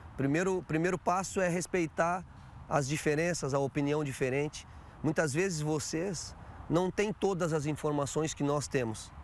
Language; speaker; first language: Portuguese; native; Portuguese